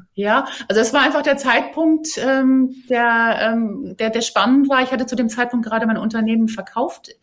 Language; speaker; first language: German; native; German